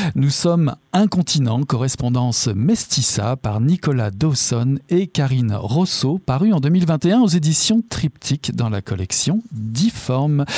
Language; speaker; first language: French; native; French